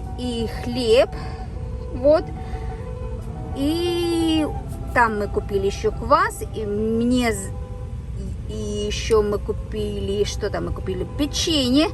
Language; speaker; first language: Russian; non-native, local second language; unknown